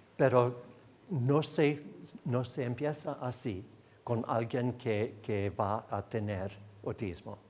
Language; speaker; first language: Spanish; non-native, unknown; English